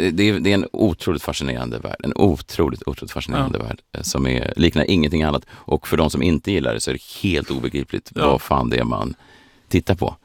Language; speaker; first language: Swedish; early bilingual, other home language; Kurdish